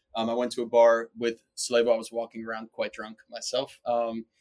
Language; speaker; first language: English; native; English